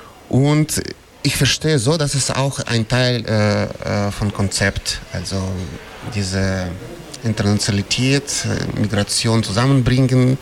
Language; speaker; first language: German; non-native, fluent; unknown